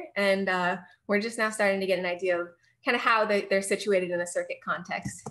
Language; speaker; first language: English; native; English